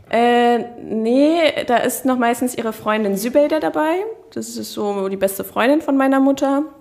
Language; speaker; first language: German; early bilingual, other home language; Turkish